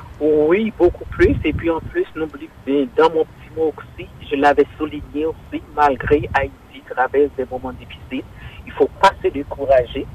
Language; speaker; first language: French; non-native, local second language; Haitian Creole